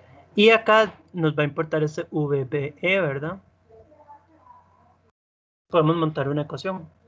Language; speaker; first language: Spanish; native; Spanish